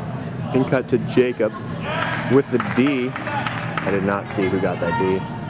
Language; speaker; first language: English; native; English